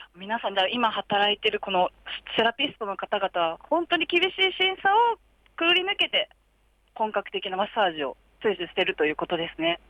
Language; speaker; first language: Japanese; native; Japanese